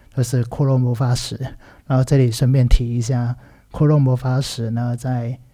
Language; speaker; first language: Chinese; non-native, local second language; Cantonese